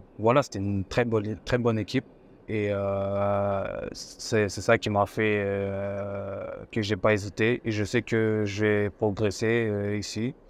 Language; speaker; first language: French; native; French